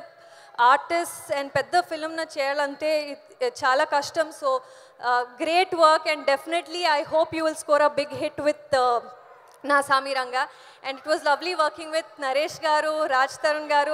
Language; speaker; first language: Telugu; non-native, learner; Kannada